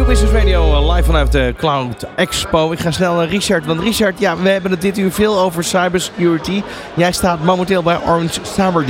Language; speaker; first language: Dutch; native; Dutch